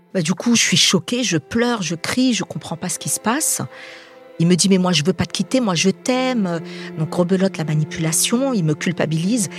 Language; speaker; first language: French; native; French